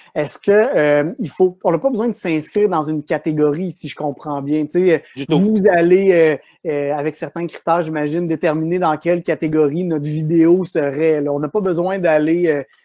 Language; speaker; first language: French; native; French